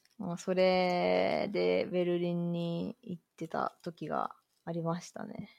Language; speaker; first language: Japanese; native; Japanese